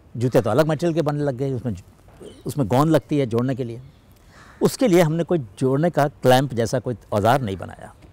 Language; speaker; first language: Hindi; native; Hindi